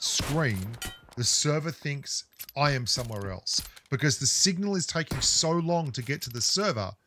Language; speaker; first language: English; native; English